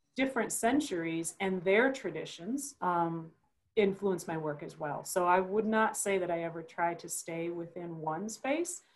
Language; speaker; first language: English; native; English